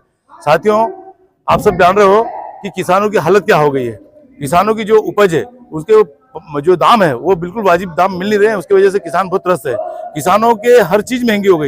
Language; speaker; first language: Hindi; native; Hindi